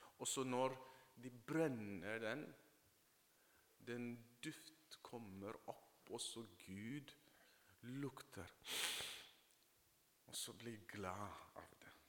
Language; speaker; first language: Norwegian; non-native, fluent; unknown